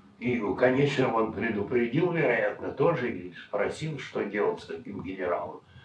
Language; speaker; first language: Russian; native; Russian